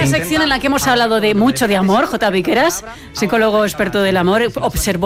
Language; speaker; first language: Spanish; native; Spanish